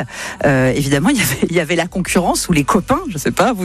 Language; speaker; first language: French; native; French